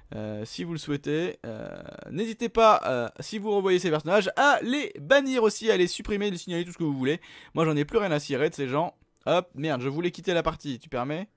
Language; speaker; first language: French; native; French